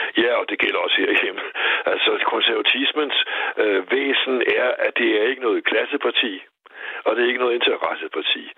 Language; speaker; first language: Danish; native; Danish